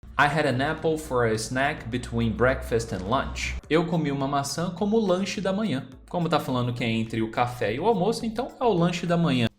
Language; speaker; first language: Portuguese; native; Portuguese